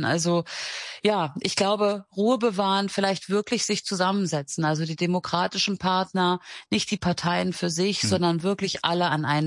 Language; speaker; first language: German; native; German